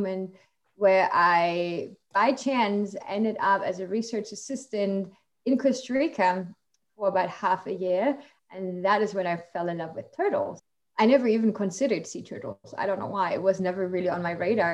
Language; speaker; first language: English; non-native, fluent; German